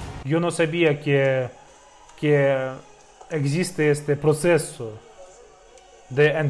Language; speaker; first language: Spanish; non-native, fluent; Russian